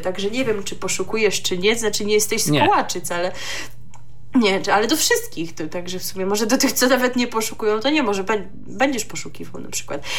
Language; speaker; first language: Polish; native; Polish